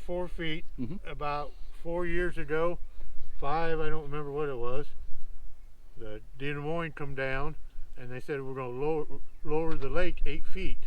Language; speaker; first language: English; native; English